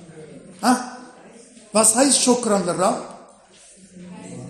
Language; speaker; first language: German; non-native, fluent; Arabic